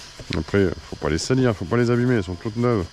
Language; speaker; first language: French; native; French